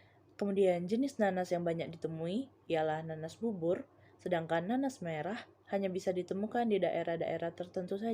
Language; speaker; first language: Indonesian; native; Indonesian